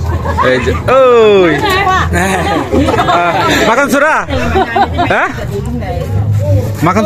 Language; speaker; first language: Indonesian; non-native, learner; Bangla